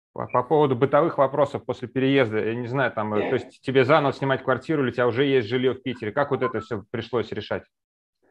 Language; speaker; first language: Russian; native; Russian